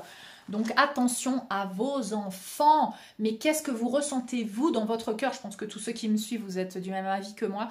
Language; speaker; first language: French; native; French